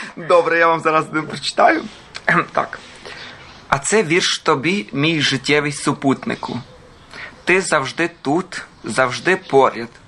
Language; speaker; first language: Ukrainian; early bilingual, heritage; Croatian